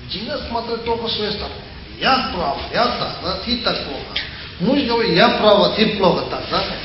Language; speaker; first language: Russian; non-native, learner; Tibetan